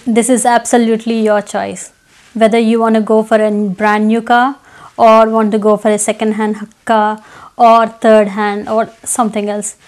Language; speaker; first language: Malayalam; non-native, local second language; Telugu